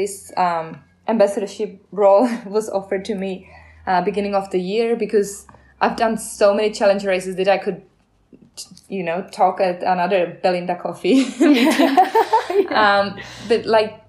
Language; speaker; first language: English; non-native, fluent; Czech